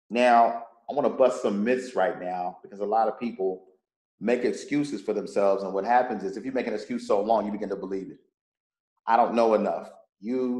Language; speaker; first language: English; native; English